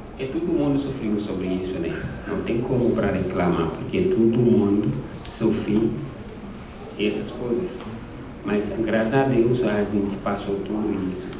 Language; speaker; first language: Portuguese; non-native, learner; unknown